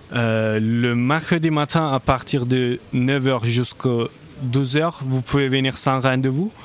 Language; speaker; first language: French; non-native, learner; Turkish